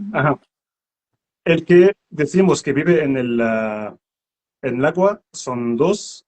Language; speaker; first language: Spanish; non-native, learner; Arabic